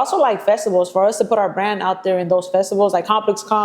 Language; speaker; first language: English; native; English